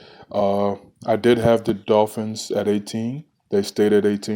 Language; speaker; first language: English; native; English